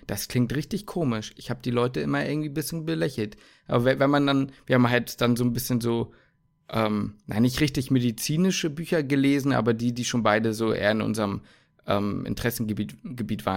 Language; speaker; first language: German; native; German